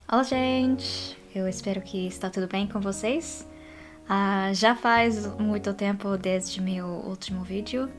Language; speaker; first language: Portuguese; non-native, fluent; Dutch